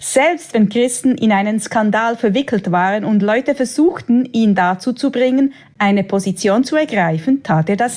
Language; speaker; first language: German; native; German